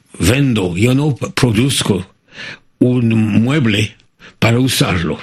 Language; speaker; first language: Spanish; non-native, fluent; French